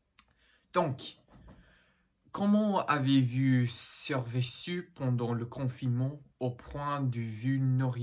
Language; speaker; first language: French; non-native, learner; English